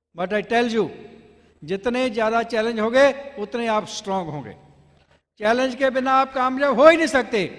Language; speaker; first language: Hindi; non-native, local second language; Punjabi